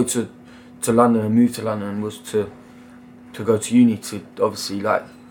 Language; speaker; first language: English; native; English